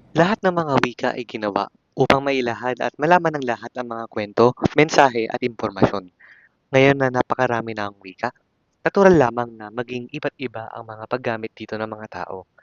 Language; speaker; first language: Filipino; native; Filipino